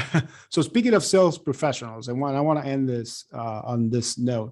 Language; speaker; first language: English; native; English